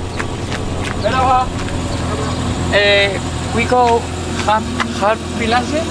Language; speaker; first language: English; non-native, learner; Spanish